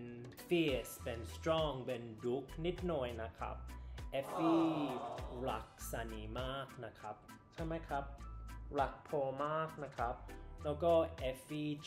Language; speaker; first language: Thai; non-native, learner; English